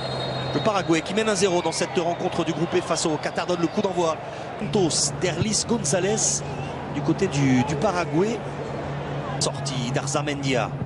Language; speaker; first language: French; native; French